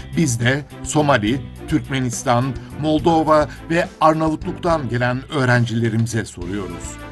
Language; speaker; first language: Turkish; native; Turkish